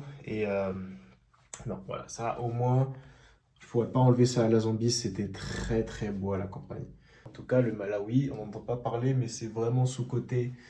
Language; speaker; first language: French; native; French